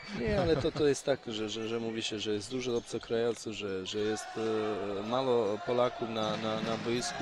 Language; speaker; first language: Polish; non-native, fluent; Bosnian